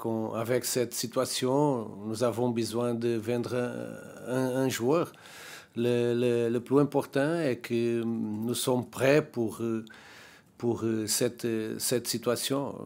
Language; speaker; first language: French; non-native, learner; Portuguese